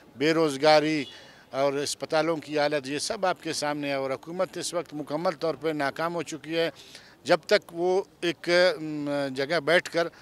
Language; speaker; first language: Urdu; non-native, local second language; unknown